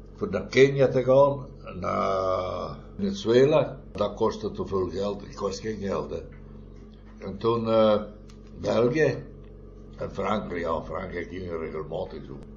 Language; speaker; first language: Dutch; non-native, fluent; Italian